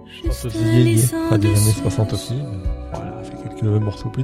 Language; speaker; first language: French; native; French